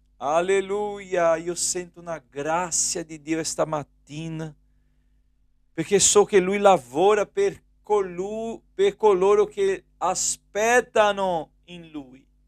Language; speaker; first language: Italian; non-native, fluent; Portuguese